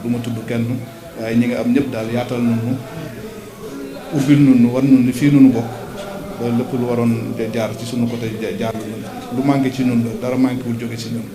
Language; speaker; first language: Wolof; native; Wolof